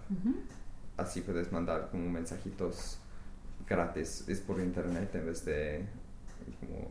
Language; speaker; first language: Spanish; non-native, fluent; English